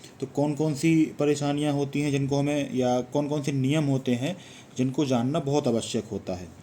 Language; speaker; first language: Hindi; native; Hindi